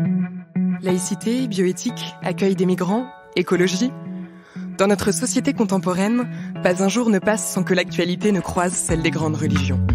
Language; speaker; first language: French; native; French